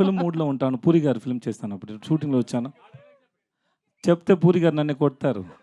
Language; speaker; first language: Telugu; non-native, learner; Tamil